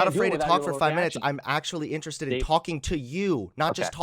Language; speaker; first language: English; native; English